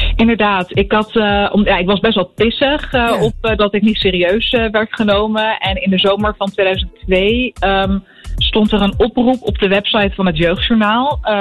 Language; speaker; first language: Dutch; early bilingual, other home language; Arabic